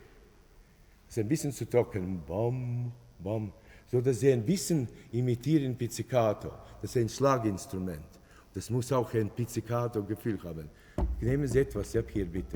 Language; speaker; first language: German; non-native, fluent; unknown